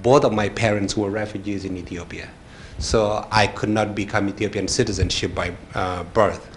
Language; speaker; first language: English; non-native, fluent; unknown